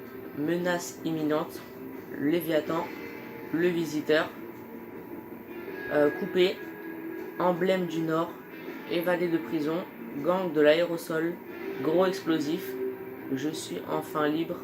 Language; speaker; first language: French; native; French